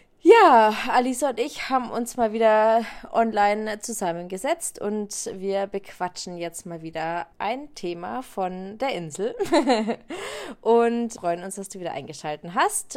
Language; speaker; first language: German; native; German